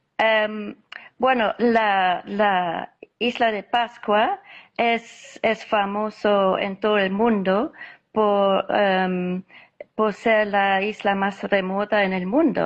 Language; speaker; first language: Spanish; non-native, fluent; English